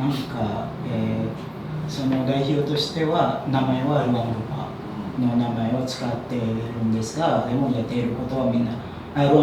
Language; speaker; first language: Japanese; non-native, fluent; Indonesian